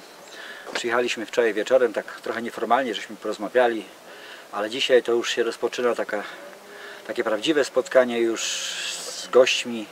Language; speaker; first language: Polish; native; Polish